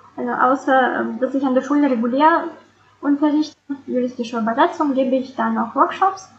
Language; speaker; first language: German; non-native, fluent; Russian